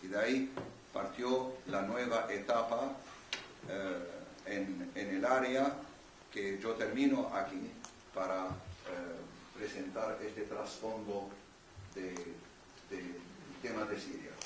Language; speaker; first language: Spanish; non-native, fluent; Arabic